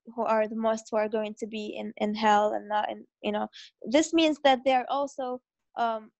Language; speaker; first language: English; non-native, fluent; Arabic